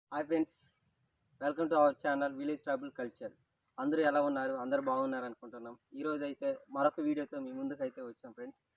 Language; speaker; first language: Telugu; native; Telugu